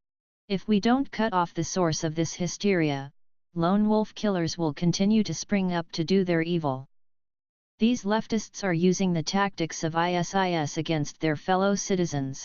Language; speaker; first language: English; native; English